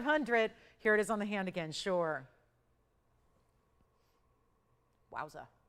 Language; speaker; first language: English; native; English